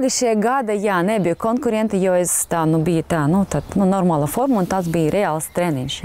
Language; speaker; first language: Latvian; non-native, local second language; Russian